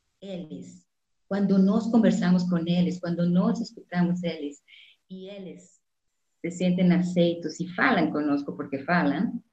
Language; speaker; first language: Spanish; non-native, fluent; Portuguese